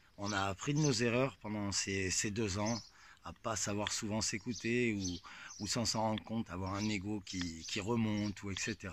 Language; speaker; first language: French; native; French